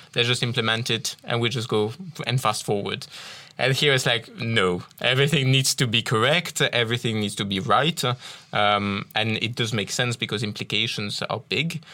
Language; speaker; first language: English; non-native, fluent; French